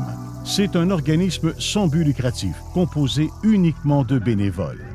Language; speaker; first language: French; native; French